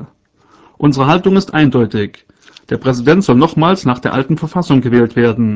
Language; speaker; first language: German; native; German